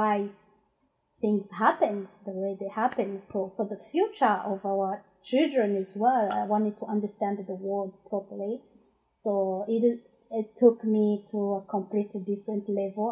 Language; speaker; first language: English; non-native, fluent; Rundi